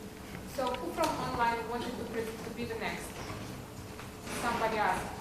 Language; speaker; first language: English; non-native, fluent; Romanian